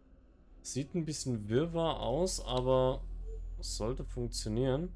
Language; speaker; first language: German; native; German